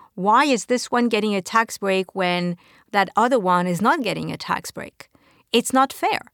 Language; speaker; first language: English; non-native, fluent; French